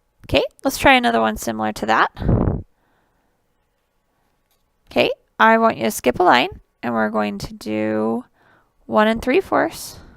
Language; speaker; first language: English; native; English